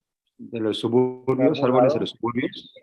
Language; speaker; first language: Spanish; native; Spanish